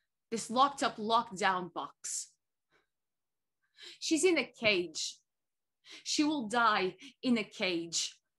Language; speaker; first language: English; non-native, fluent; Portuguese